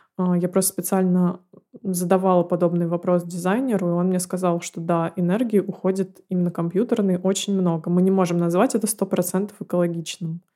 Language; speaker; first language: Russian; native; Russian